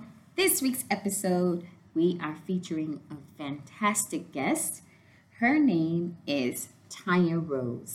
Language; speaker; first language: English; native; English